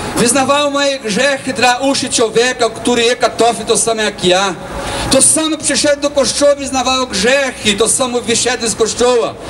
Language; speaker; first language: Polish; non-native, learner; Portuguese